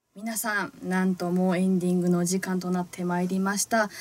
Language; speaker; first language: Japanese; native; Japanese